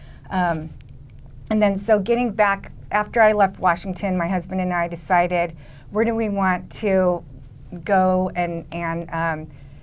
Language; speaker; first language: English; native; English